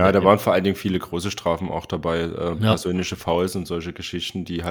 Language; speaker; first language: German; native; German